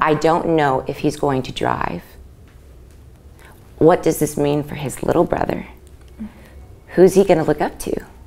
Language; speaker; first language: English; early bilingual, other home language; Spanish